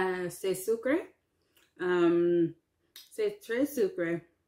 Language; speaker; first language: French; non-native, learner; English